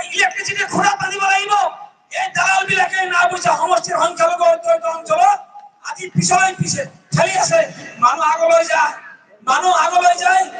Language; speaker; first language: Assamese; non-native, local second language; Bangla